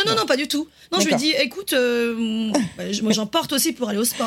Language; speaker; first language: French; native; French